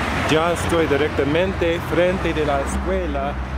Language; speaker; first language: Spanish; non-native, learner; English